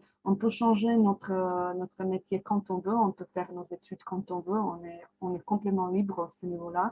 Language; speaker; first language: French; non-native, fluent; Croatian